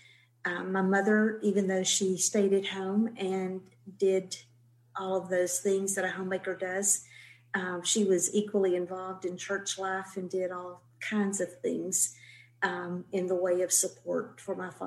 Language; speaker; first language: English; native; English